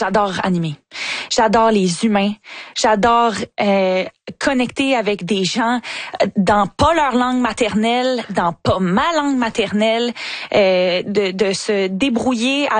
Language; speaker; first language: French; native; French